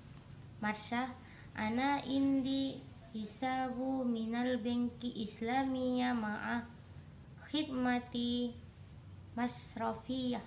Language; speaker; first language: Arabic; non-native, learner; Indonesian